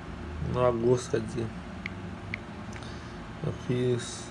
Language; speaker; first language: Portuguese; native; Portuguese